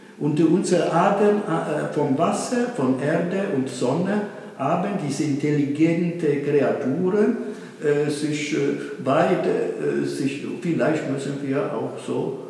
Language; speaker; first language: German; non-native, learner; Italian